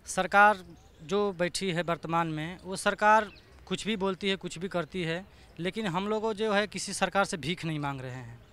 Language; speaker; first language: Hindi; native; Hindi